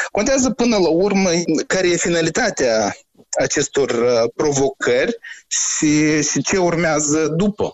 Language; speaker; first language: Romanian; native; Romanian